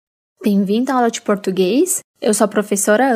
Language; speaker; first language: Portuguese; non-native, fluent; Chinese